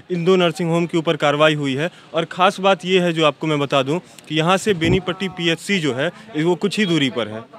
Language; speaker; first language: Hindi; native; Hindi